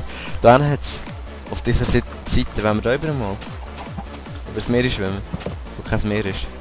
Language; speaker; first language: German; native; German